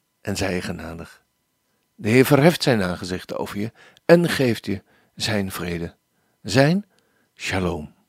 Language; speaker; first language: Dutch; native; Dutch